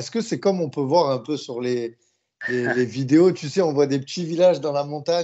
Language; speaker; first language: French; native; French